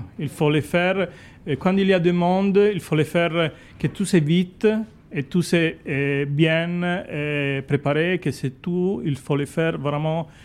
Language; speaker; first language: French; non-native, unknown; Italian